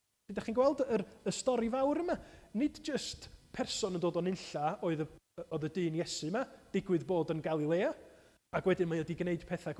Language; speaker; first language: Welsh; native; Welsh